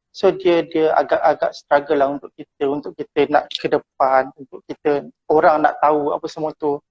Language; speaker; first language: Malay; native; Malay